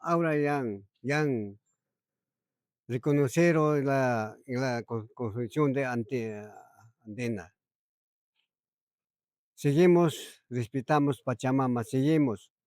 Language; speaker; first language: Spanish; non-native, local second language; Quechua